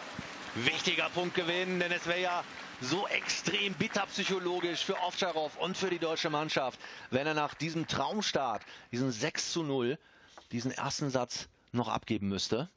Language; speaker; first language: German; native; German